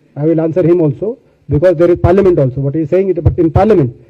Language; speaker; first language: English; non-native, local second language; Hindi